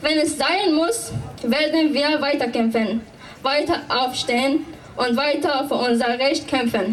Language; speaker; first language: German; non-native, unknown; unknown